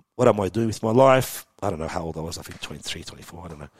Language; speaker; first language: English; early bilingual, other home language; Persian